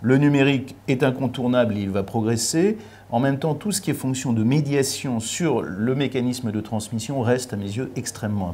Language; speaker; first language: French; native; French